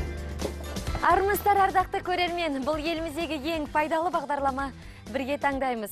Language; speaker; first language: Kazakh; native; Kazakh